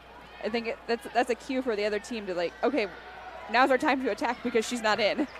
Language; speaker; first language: English; native; English